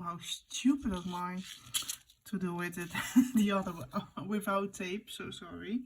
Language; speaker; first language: English; non-native, fluent; Dutch